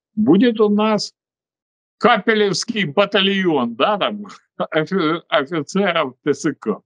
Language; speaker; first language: Russian; non-native, local second language; Ukrainian